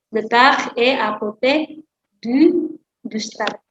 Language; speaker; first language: French; non-native, fluent; Indonesian